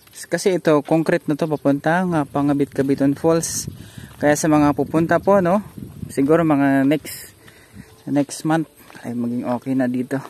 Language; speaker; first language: Filipino; non-native, local second language; Hiligaynon